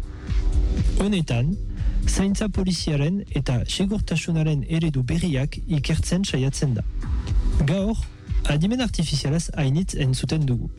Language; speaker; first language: Basque; non-native, local second language; French